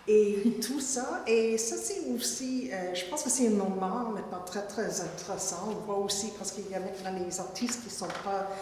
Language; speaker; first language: French; non-native, fluent; English